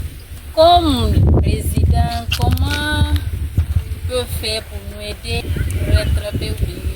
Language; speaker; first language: French; non-native, learner; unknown